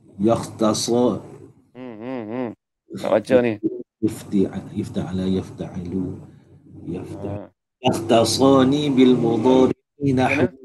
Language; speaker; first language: Arabic; non-native, learner; Malay